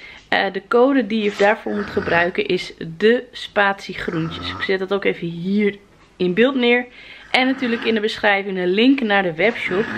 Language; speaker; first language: Dutch; native; Dutch